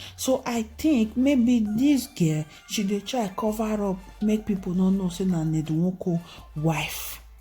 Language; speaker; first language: Nigerian Pidgin; non-native, local second language; Igbo